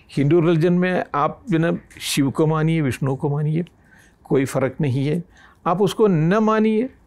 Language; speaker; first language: Hindi; non-native, local second language; Malayalam